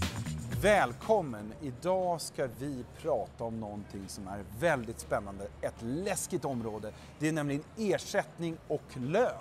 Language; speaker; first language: Swedish; native; Swedish